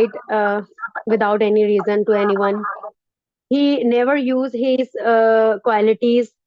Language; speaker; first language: English; non-native, learner; Urdu